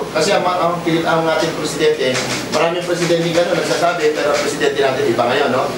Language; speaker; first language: Filipino; native; Filipino